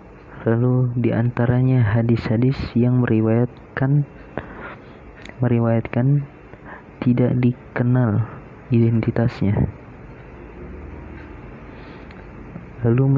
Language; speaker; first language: Indonesian; native; Indonesian